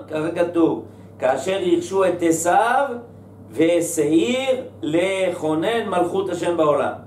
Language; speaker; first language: Hebrew; native; Hebrew